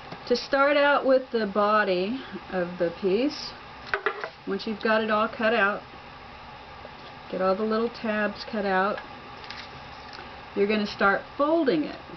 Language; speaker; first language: English; native; English